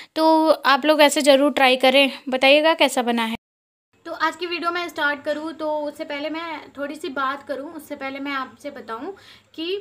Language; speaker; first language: Hindi; non-native, local second language; Bhojpuri